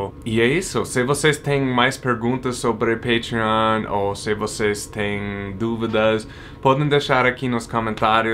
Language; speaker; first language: Portuguese; non-native, fluent; English